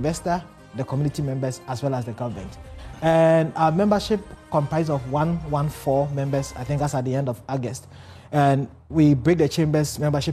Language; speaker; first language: English; non-native, local second language; Akan